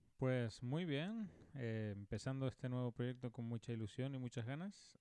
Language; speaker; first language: Spanish; native; Spanish